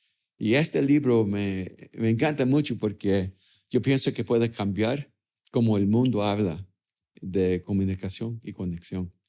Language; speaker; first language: Spanish; early bilingual, other home language; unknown